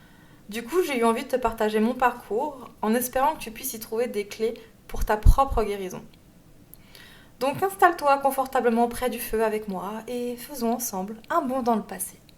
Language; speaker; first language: French; native; French